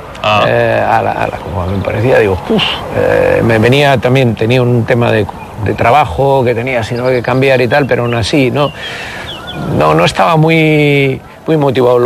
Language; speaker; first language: Spanish; native; Spanish